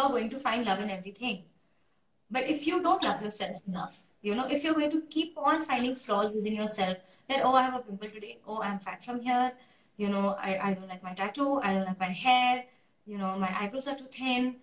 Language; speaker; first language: English; non-native, local second language; Hindi